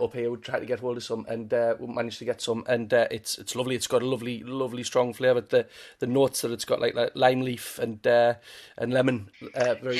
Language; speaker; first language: English; native; English